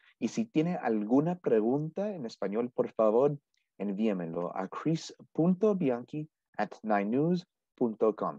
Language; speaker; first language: Spanish; non-native, fluent; English